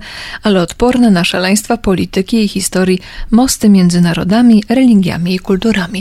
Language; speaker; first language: Polish; native; Polish